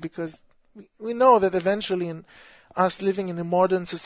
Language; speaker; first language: English; non-native, fluent; Hebrew